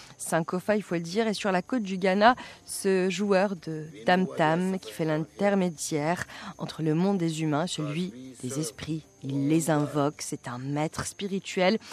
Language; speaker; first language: French; non-native, local second language; Arabic